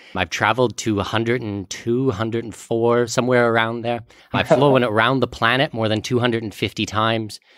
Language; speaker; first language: English; native; English